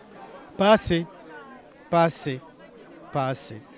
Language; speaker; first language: French; native; French